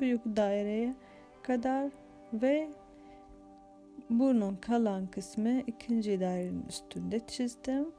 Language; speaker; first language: Turkish; non-native, fluent; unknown